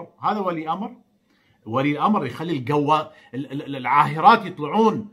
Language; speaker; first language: Arabic; native; Arabic